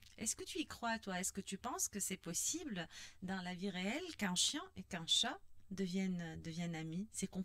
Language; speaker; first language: French; non-native, local second language; Arabic